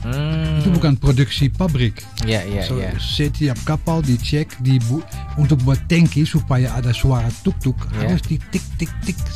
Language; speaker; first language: Indonesian; non-native, fluent; Dutch